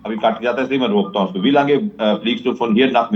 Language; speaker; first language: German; non-native, fluent; Urdu